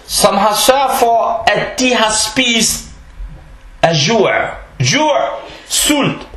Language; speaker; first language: Danish; early bilingual, other home language; Arabic